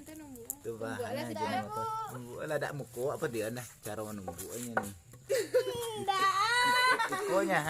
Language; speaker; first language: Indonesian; non-native, local second language; Minangkabau